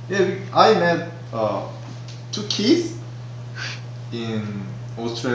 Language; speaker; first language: English; non-native, learner; Korean